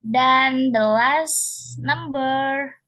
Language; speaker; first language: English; non-native, learner; Indonesian